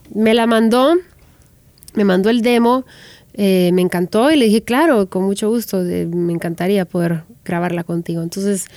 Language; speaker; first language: Spanish; native; Spanish